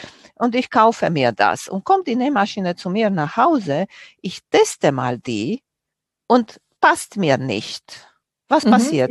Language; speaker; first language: German; non-native, fluent; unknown